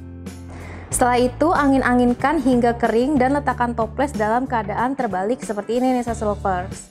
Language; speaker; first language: Indonesian; native; Indonesian